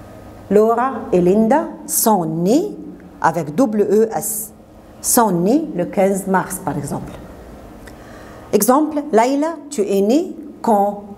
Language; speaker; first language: French; non-native, fluent; Arabic